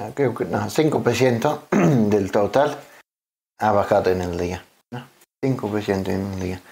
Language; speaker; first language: Spanish; non-native, learner; English